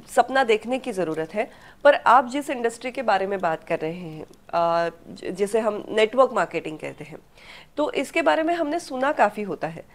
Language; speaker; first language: Hindi; non-native, local second language; Marathi